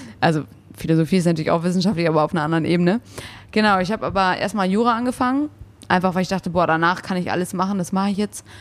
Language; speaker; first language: German; early bilingual, other home language; English